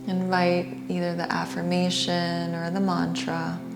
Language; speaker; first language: English; native; English